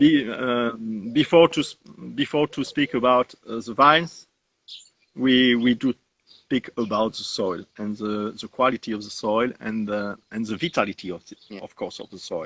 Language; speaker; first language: English; non-native, learner; French